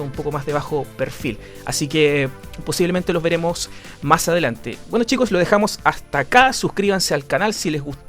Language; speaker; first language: Spanish; native; Spanish